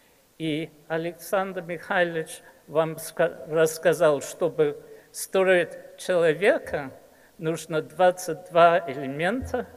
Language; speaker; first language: Russian; early bilingual, heritage; English